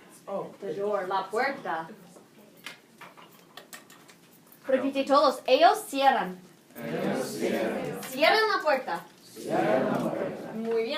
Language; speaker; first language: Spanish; non-native, fluent; English